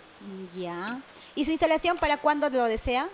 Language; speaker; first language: Spanish; native; Spanish